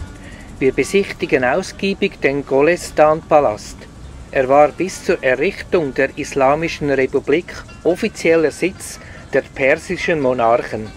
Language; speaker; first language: German; native; German